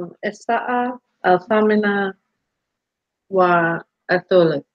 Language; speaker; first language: Arabic; non-native, learner; English